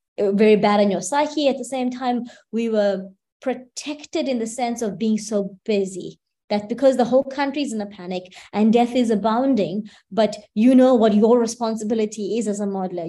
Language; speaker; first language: English; native; English